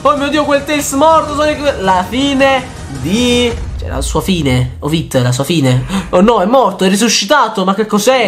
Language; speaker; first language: Italian; native; Italian